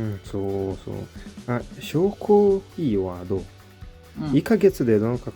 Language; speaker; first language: Japanese; non-native, learner; Portuguese